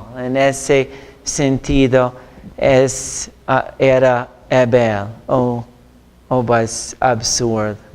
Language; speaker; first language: Spanish; non-native, fluent; English